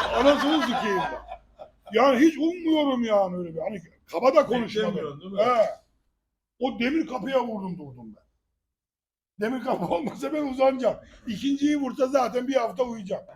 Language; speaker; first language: Turkish; native; Turkish